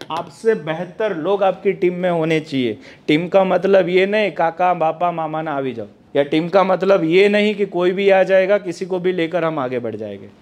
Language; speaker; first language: Hindi; non-native, local second language; Gujarati